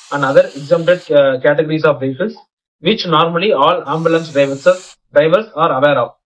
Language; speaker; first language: English; non-native, local second language; Tamil